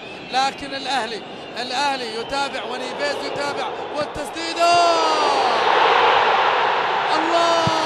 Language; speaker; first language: Arabic; native; Arabic